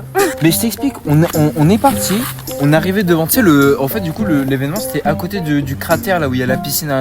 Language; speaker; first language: French; native; French